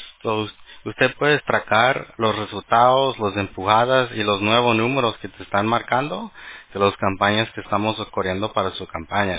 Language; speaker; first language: Spanish; early bilingual, heritage; Spanish